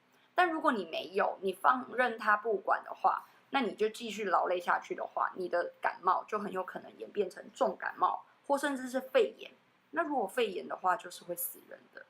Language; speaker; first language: Chinese; native; Chinese